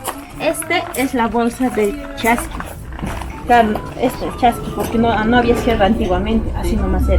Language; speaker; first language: Spanish; native; Spanish